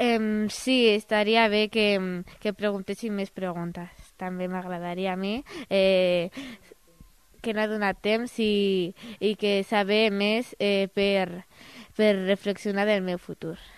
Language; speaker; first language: Catalan; early bilingual, other home language; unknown